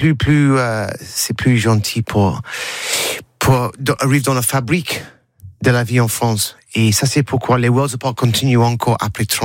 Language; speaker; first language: French; non-native, learner; English